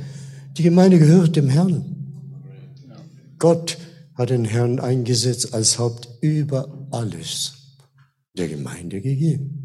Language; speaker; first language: German; non-native, fluent; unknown